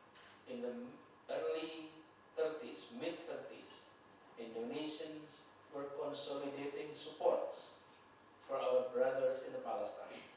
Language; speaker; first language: English; non-native, fluent; Indonesian